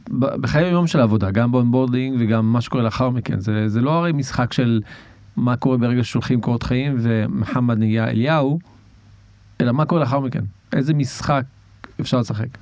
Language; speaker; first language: Hebrew; non-native, local second language; Arabic